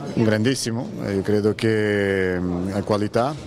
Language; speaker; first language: Italian; non-native, fluent; Portuguese